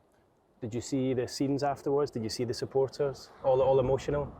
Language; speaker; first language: English; native; English